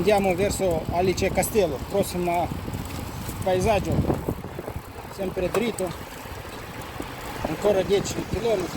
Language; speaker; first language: Italian; non-native, fluent; Romanian